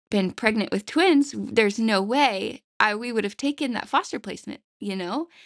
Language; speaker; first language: English; native; English